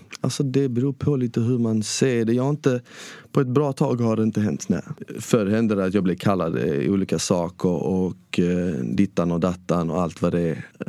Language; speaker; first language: Swedish; early bilingual, other home language; Bosnian